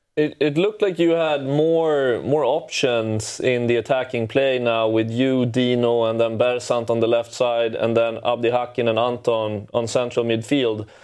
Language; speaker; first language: English; non-native, fluent; Swedish